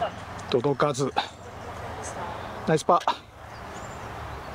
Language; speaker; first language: Japanese; native; Japanese